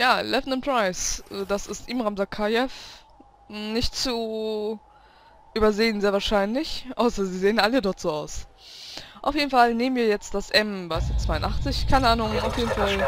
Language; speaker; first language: German; native; German